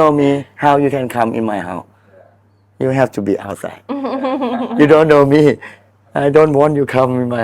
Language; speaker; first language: English; non-native, learner; Thai